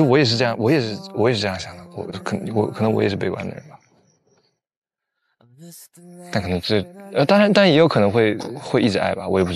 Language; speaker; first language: Chinese; native; Chinese